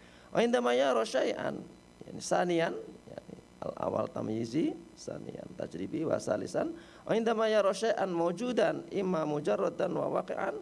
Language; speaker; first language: Arabic; non-native, fluent; Indonesian